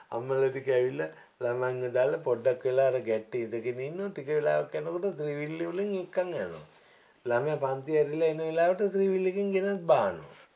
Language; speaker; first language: Sinhala; native; Sinhala